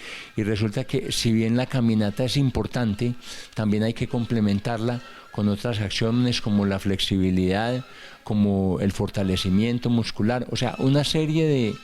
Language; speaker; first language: Spanish; native; Spanish